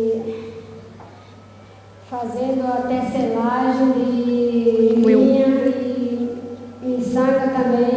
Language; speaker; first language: Portuguese; non-native, local second language; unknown